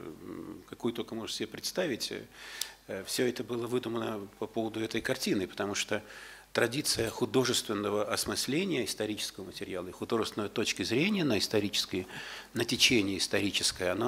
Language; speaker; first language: Russian; native; Russian